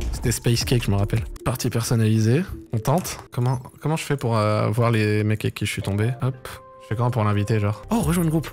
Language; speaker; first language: French; native; French